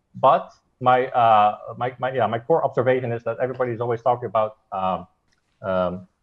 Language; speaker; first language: English; non-native, fluent; Dutch